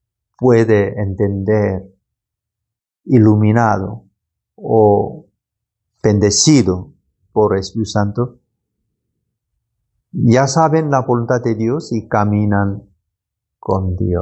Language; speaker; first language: Spanish; non-native, learner; Korean